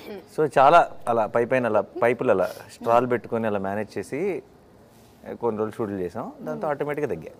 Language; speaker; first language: Telugu; native; Telugu